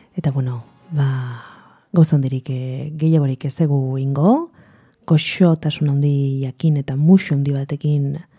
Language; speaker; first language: Basque; native; Basque